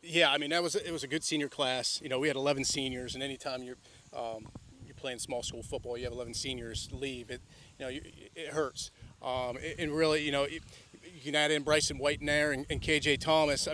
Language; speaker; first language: English; native; English